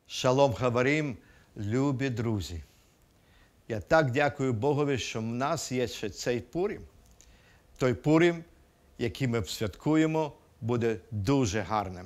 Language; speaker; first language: Ukrainian; non-native, local second language; Russian